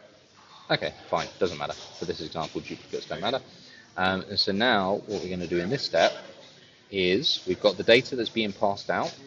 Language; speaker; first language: English; native; English